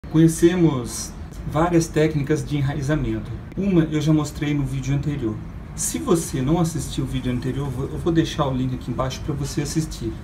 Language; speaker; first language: Portuguese; native; Portuguese